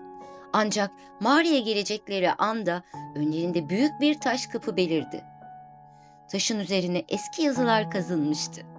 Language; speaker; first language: Turkish; native; Turkish